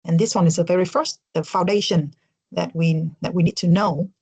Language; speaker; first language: English; non-native, fluent; Vietnamese